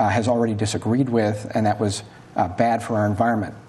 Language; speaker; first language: English; native; English